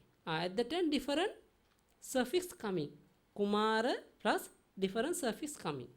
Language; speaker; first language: English; non-native, learner; Sinhala